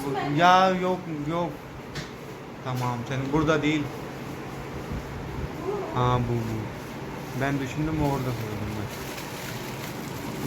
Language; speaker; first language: Turkish; non-native, learner; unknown